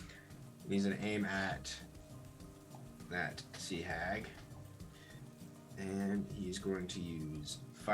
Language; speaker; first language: English; native; English